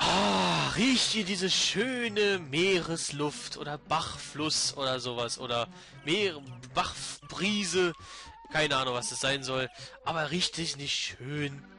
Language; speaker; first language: German; native; German